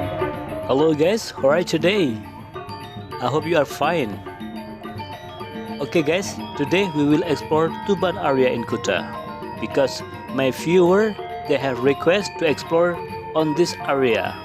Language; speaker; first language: English; non-native, learner; Indonesian